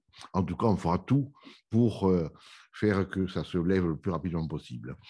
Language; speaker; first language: French; native; French